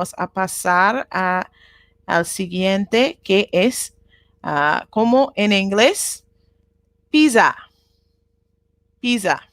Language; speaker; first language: Spanish; non-native, learner; Japanese